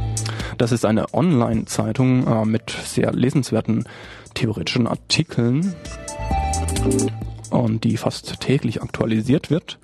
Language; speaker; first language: German; native; German